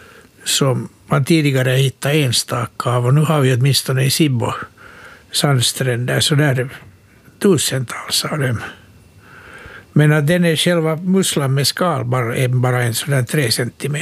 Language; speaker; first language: Swedish; native; Swedish